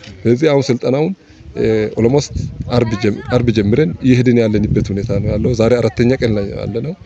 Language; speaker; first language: Amharic; non-native, local second language; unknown